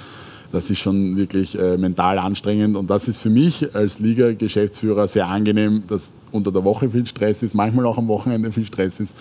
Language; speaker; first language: German; native; German